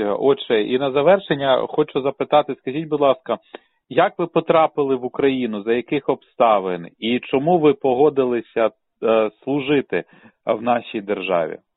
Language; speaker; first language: Ukrainian; native; Ukrainian